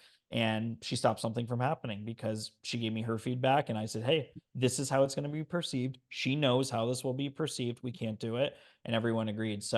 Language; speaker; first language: English; native; English